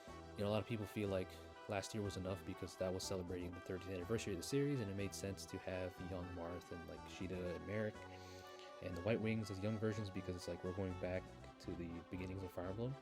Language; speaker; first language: English; native; English